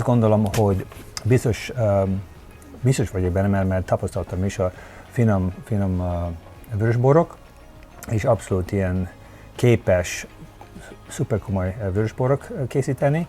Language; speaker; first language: Hungarian; early bilingual, heritage; Hungarian